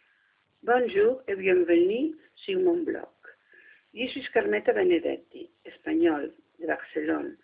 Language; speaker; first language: French; non-native, learner; Spanish